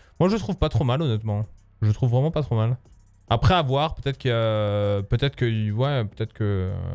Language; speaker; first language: French; native; French